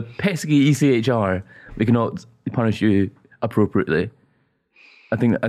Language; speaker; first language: English; native; English